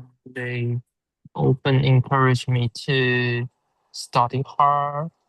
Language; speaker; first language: English; non-native, learner; Chinese